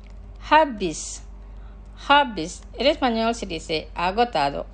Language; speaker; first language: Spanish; non-native, fluent; Indonesian